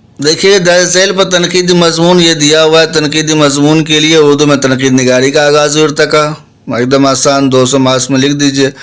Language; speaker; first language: Urdu; native; Urdu